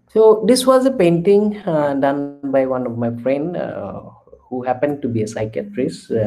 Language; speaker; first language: English; non-native, local second language; Assamese